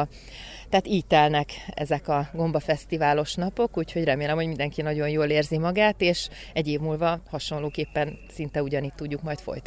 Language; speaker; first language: Hungarian; native; Hungarian